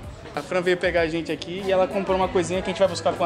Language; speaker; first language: Portuguese; native; Portuguese